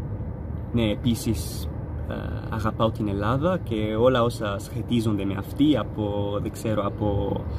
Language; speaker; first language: Greek; non-native, fluent; Arabic